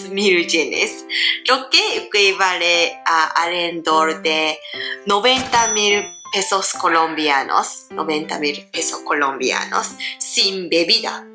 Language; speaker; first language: Spanish; non-native, learner; Japanese